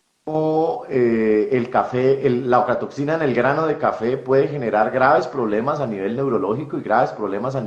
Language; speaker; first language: Spanish; native; Spanish